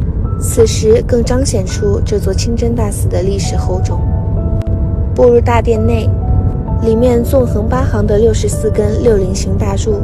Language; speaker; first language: Chinese; native; Chinese